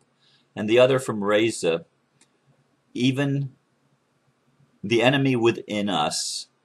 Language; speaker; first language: English; native; English